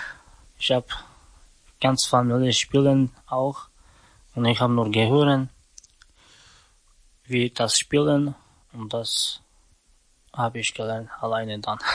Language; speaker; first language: German; non-native, learner; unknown